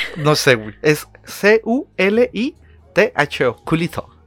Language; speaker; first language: Spanish; native; Spanish